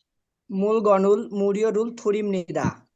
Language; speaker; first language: Korean; non-native, learner; Bangla